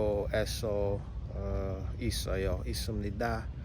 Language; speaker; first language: Korean; non-native, learner; English